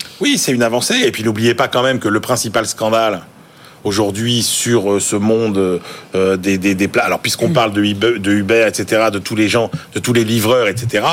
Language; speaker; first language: French; native; French